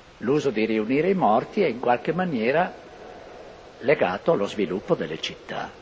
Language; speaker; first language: Italian; native; Italian